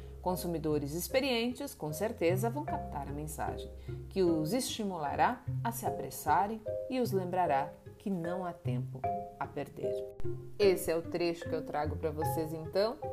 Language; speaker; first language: Portuguese; native; Portuguese